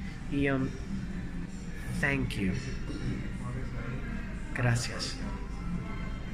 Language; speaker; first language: Spanish; early bilingual, heritage; English